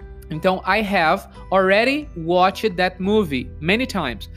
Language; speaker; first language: English; non-native, fluent; Portuguese